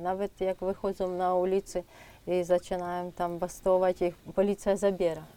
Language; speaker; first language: Polish; non-native, fluent; Ukrainian